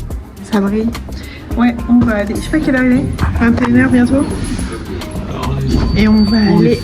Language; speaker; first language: French; native; French